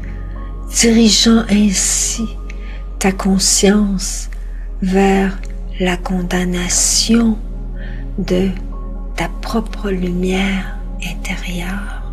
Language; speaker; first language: French; native; French